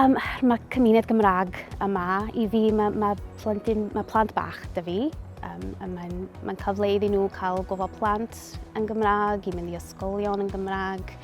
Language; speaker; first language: Welsh; non-native, fluent; English